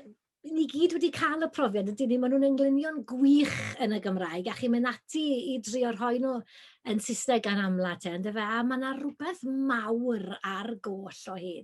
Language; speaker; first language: Welsh; native; Welsh